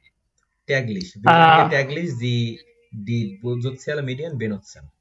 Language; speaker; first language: German; non-native, learner; Bangla